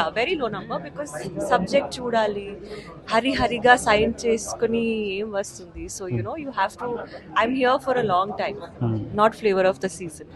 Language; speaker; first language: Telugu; non-native, learner; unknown